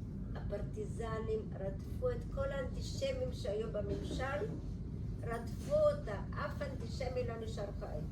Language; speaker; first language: Hebrew; early bilingual, other home language; Bulgarian